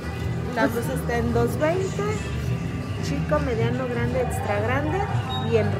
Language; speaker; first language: Spanish; native; Spanish